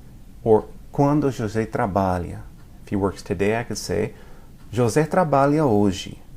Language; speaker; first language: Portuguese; non-native, fluent; English